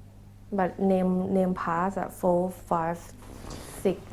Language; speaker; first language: English; non-native, learner; Thai